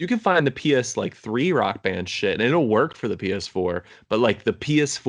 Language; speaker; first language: English; native; English